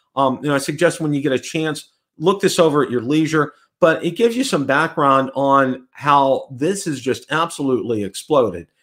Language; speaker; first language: English; native; English